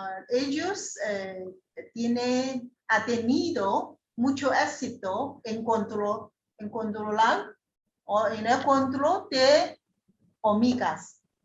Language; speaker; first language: Spanish; non-native, fluent; Chinese